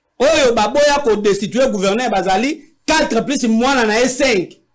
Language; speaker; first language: Lingala; native; Lingala